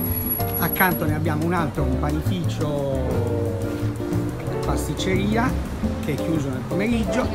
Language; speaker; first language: Italian; native; Italian